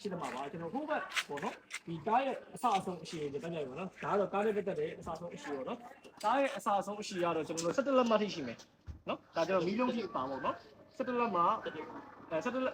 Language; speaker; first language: Burmese; native; Burmese